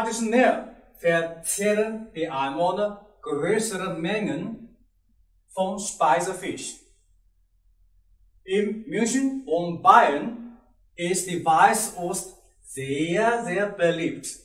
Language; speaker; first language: German; non-native, learner; Chinese